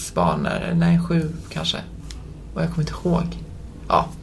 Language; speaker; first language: Swedish; early bilingual, other home language; Polish